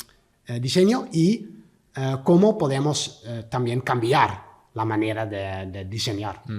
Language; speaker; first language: Spanish; non-native, learner; Dutch